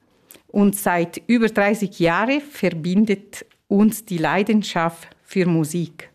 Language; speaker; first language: German; non-native, fluent; Italian